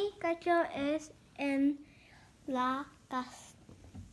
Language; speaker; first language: Spanish; non-native, learner; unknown